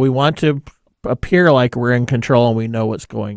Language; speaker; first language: English; native; English